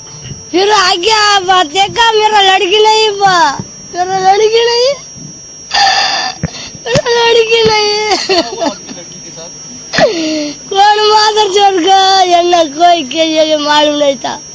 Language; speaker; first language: Hindi; non-native, local second language; Tamil